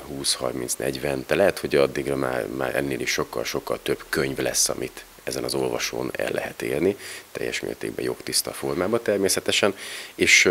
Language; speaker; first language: Hungarian; native; Hungarian